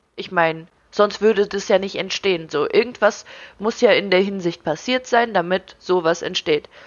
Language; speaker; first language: German; early bilingual, other home language; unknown